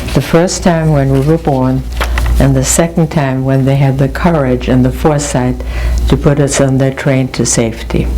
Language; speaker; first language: English; early bilingual, other home language; German